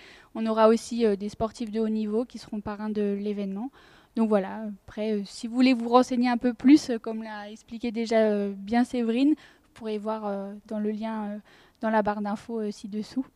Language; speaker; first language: French; native; French